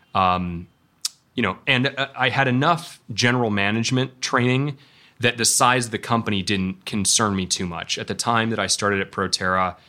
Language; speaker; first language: English; native; English